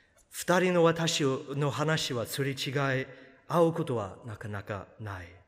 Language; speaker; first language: Japanese; non-native, fluent; English